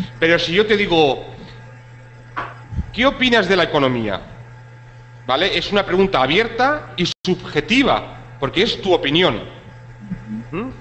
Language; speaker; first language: Spanish; native; Spanish